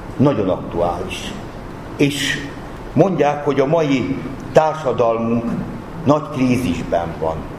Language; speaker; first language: Hungarian; native; Hungarian